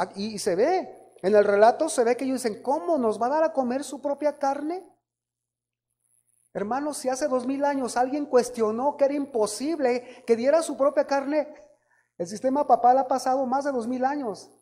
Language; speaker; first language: Spanish; native; Spanish